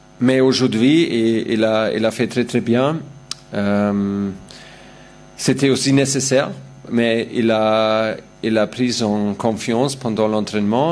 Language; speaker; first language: French; non-native, learner; German